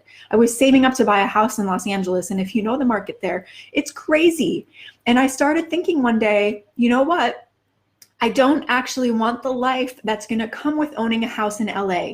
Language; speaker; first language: English; native; English